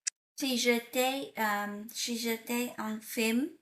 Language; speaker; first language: French; non-native, learner; Vietnamese